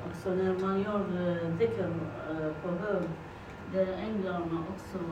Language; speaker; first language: Swedish; non-native, learner; Arabic